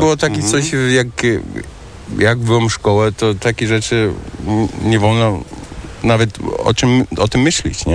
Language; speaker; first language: Polish; early bilingual, heritage; German